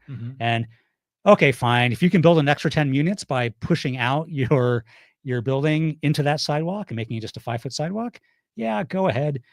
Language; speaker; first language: English; native; English